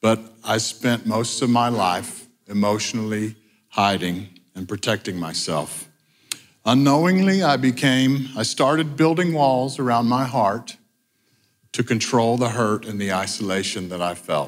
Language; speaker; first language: English; native; English